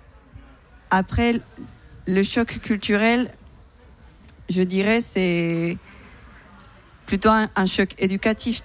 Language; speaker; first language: French; non-native, fluent; Spanish